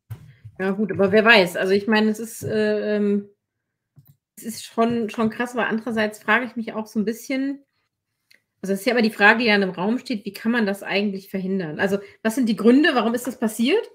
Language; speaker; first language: German; native; German